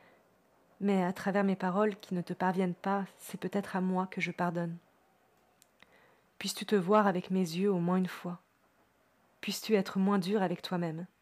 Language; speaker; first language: French; native; French